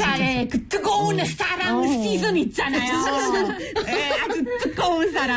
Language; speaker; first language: Korean; non-native, fluent; Italian